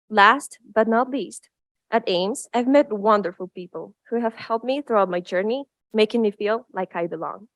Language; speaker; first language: English; non-native, fluent; Spanish